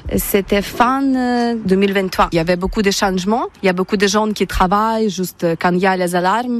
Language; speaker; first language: French; non-native, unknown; Ukrainian